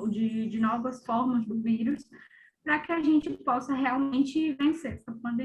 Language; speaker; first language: Portuguese; native; Portuguese